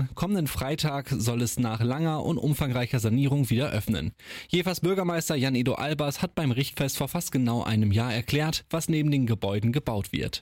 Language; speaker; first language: German; native; German